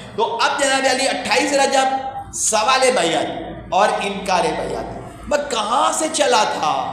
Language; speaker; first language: Urdu; native; Urdu